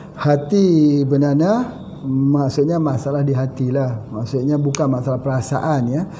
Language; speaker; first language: Malay; native; Malay